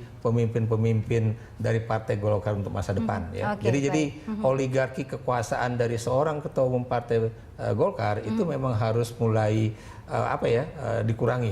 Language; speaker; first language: Indonesian; native; Indonesian